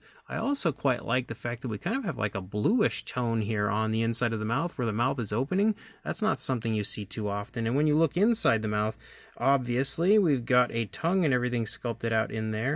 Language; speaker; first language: English; native; English